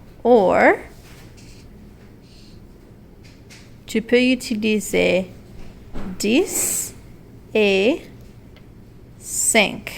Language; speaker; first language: French; non-native, local second language; English